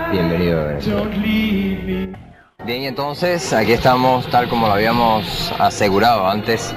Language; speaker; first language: Spanish; native; Spanish